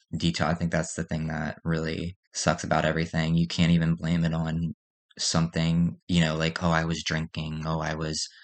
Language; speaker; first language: English; native; English